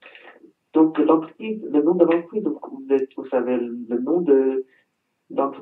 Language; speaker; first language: French; non-native, learner; Chinese